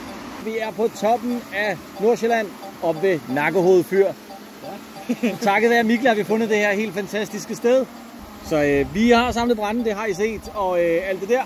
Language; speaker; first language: Danish; native; Danish